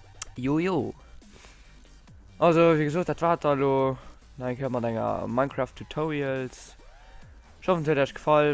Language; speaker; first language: German; non-native, local second language; Luxembourgish